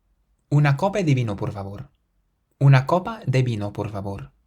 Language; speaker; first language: Spanish; non-native, fluent; English